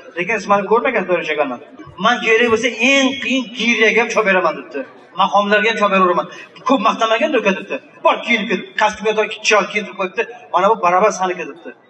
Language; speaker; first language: Uzbek; native; Uzbek